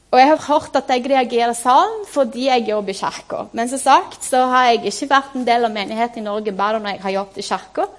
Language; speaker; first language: Norwegian; non-native, fluent; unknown